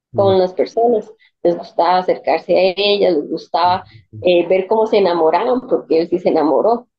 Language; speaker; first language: Spanish; native; Spanish